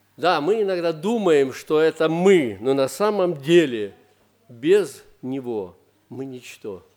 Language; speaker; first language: Russian; native; Russian